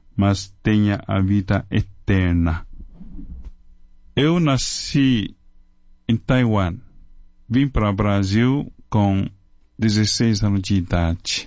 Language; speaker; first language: Portuguese; non-native, fluent; Chinese